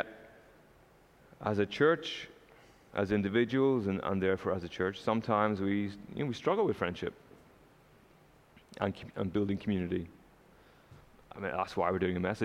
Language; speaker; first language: English; native; English